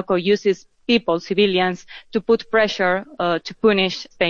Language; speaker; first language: English; non-native, fluent; Spanish